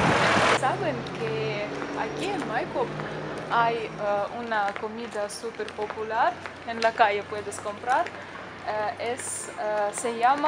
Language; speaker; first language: Spanish; non-native, fluent; Russian